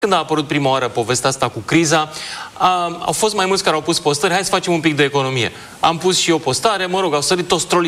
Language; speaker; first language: Romanian; native; Romanian